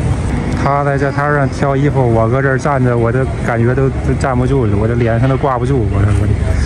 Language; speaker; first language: Chinese; native; Chinese